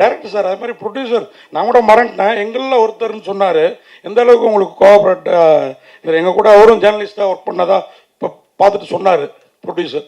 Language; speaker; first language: Tamil; native; Tamil